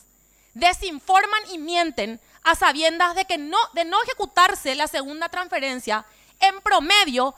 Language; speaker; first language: Spanish; native; Spanish